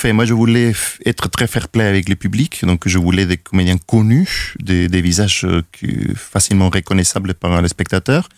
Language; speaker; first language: French; non-native, fluent; Spanish